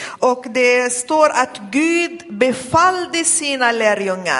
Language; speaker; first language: Swedish; non-native, fluent; Arabic